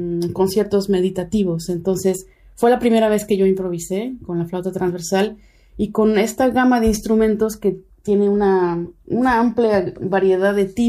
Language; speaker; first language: Spanish; native; Spanish